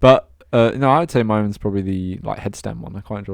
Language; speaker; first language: English; native; English